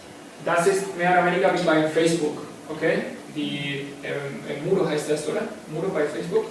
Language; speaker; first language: German; non-native, fluent; Spanish